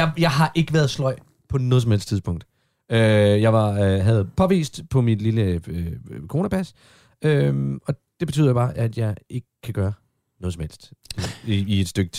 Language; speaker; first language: Danish; native; Danish